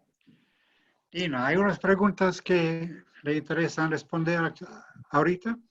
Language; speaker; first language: Spanish; non-native, fluent; English